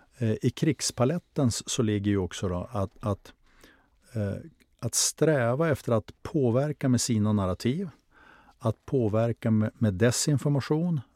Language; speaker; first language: Swedish; native; Swedish